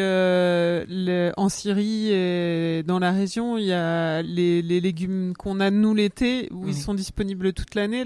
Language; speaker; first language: French; native; French